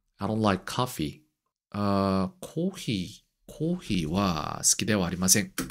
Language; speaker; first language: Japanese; non-native, learner; Korean